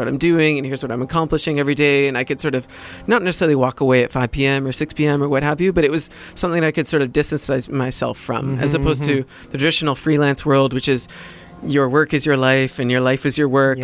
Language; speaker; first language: English; native; English